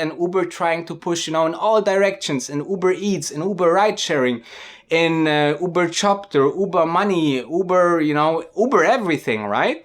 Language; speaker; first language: English; non-native, fluent; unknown